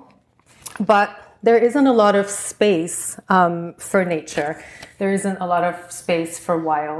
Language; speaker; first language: English; native; English